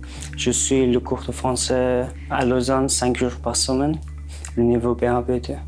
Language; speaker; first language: French; non-native, learner; Persian